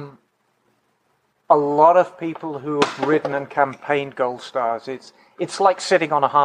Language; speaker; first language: English; native; English